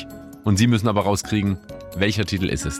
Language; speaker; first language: German; native; German